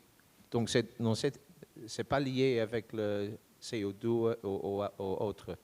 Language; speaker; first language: French; non-native, fluent; English